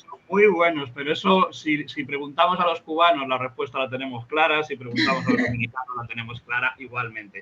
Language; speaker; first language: Spanish; native; Spanish